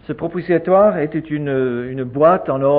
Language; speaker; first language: French; native; French